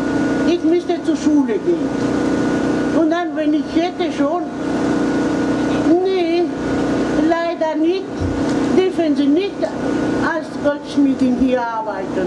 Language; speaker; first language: German; non-native, learner; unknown